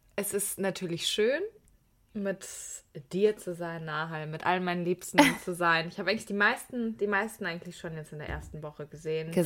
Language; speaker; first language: German; early bilingual, other home language; Persian